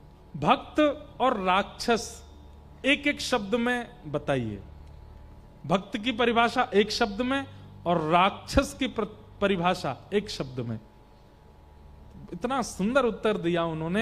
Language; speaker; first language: Hindi; native; Hindi